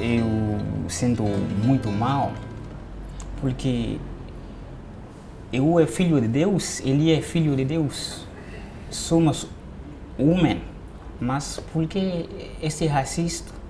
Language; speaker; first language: Portuguese; non-native, learner; Haitian Creole